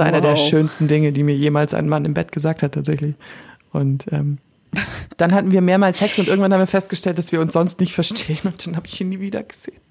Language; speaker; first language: German; native; German